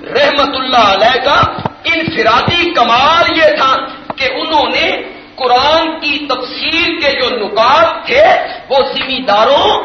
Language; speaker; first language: Urdu; non-native, local second language; Punjabi